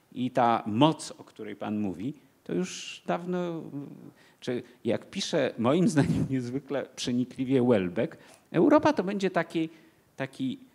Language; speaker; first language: Polish; native; Polish